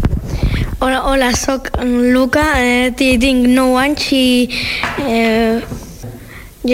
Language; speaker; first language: Catalan; early bilingual, other home language; Georgian